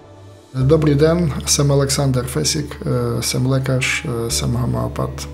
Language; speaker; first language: Czech; non-native, fluent; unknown